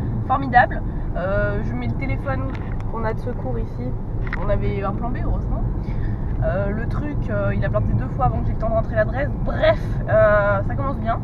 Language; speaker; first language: French; native; French